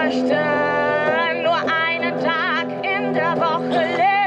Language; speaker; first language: German; non-native, learner; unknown